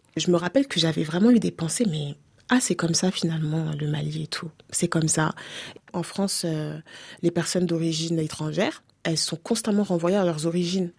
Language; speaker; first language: French; native; French